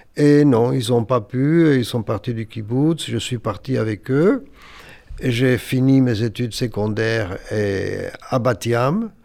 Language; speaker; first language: French; non-native, fluent; Yiddish